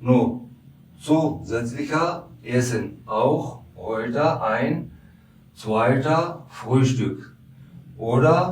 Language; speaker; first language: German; non-native, learner; Pashto